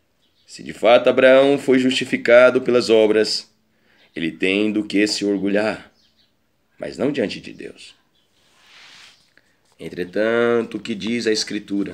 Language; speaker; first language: Portuguese; native; Portuguese